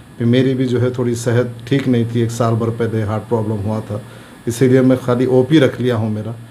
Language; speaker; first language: Urdu; native; Urdu